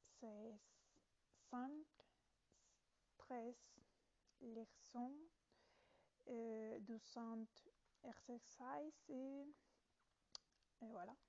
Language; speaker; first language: French; non-native, learner; Italian